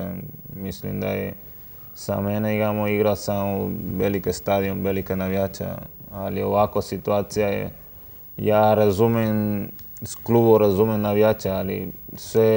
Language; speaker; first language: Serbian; non-native, learner; Spanish